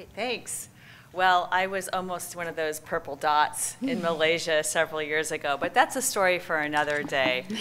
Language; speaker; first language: English; native; English